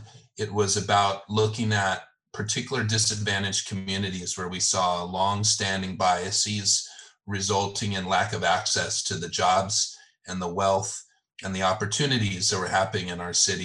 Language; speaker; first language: English; native; English